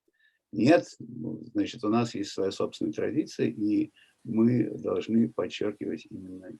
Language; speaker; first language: Russian; native; Russian